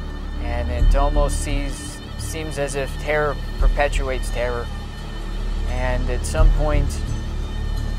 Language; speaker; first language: English; native; English